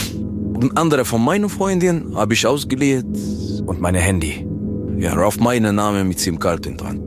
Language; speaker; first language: German; non-native, learner; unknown